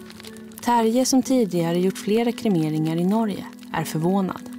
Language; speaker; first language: Swedish; native; Swedish